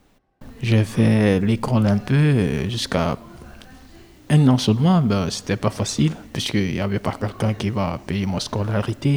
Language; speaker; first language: French; non-native, fluent; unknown